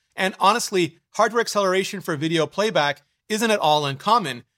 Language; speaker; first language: English; native; English